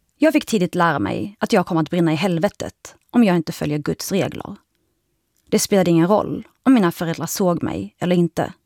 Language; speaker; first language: Swedish; early bilingual, other home language; Arabic